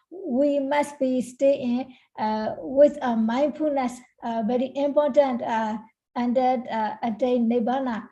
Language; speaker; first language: English; non-native, learner; Burmese